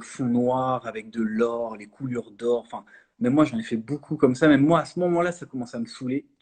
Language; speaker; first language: French; native; French